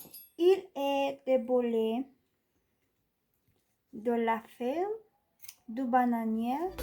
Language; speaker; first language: French; non-native, learner; Spanish